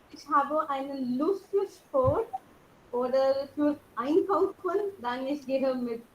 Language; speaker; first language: German; non-native, learner; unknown